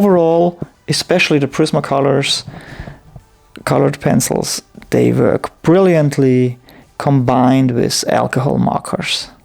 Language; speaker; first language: English; non-native, fluent; German